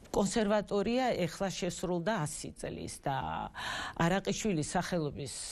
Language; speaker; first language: Georgian; non-native, local second language; Russian